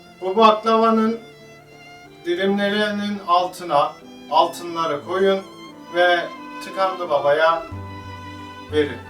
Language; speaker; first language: Turkish; native; Turkish